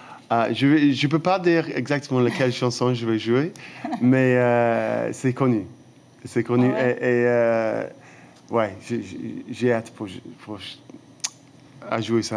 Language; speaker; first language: French; non-native, fluent; English